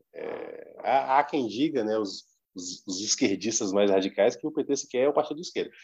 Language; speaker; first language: Portuguese; native; Portuguese